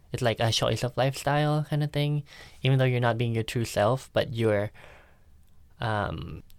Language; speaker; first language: English; early bilingual, other home language; Thai